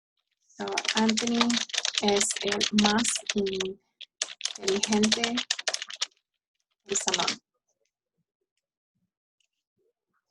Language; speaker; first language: Spanish; early bilingual, heritage; Spanish